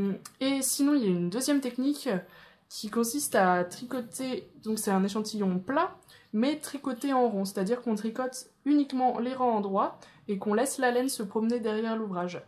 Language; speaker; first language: French; native; French